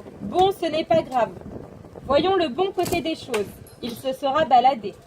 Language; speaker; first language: French; native; French